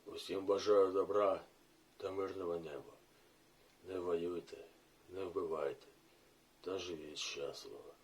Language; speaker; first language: Ukrainian; non-native, local second language; Russian